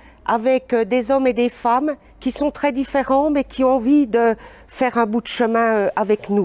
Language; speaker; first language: French; native; French